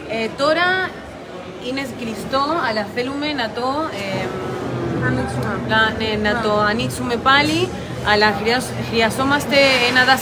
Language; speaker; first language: Greek; early bilingual, heritage; Greek